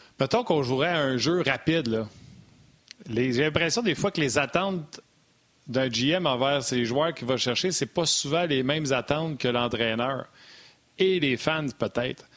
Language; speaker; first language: French; native; French